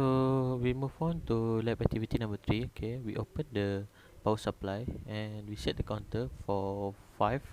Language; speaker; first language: English; non-native, local second language; Malay